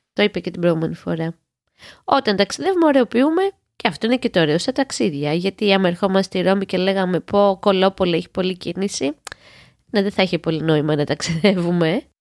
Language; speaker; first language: Greek; native; Greek